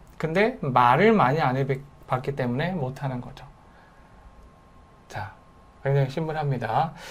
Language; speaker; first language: Korean; native; Korean